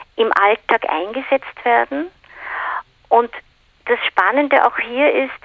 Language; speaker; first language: German; native; German